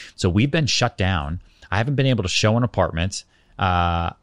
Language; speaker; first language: English; native; English